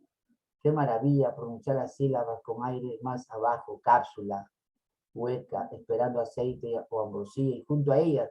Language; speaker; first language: Spanish; native; Spanish